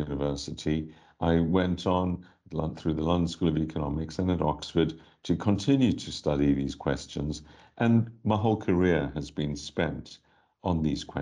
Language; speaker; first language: English; native; English